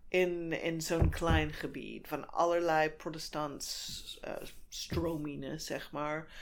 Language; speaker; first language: Dutch; non-native, fluent; English